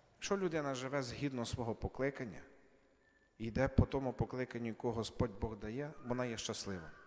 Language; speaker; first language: Ukrainian; native; Ukrainian